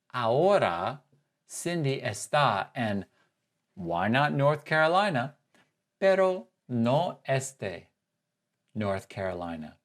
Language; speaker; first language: Spanish; non-native, fluent; English